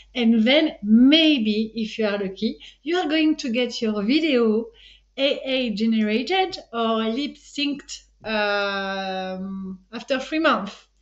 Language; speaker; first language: English; non-native, fluent; French